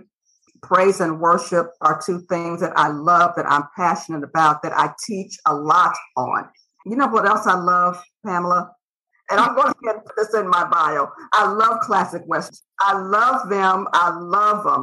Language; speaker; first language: English; native; English